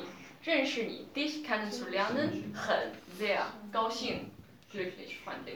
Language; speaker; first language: German; non-native, learner; Chinese